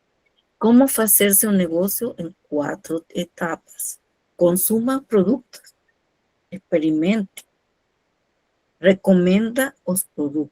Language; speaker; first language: Portuguese; non-native, fluent; Spanish